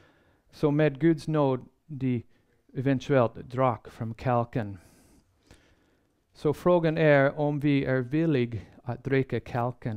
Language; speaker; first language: Swedish; non-native, fluent; English